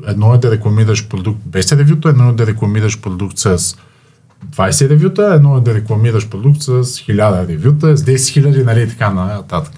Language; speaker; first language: Bulgarian; native; Bulgarian